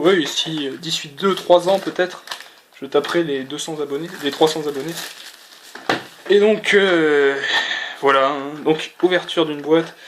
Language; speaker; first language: French; native; French